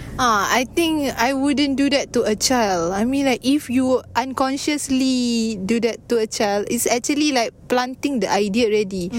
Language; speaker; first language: English; non-native, local second language; Malay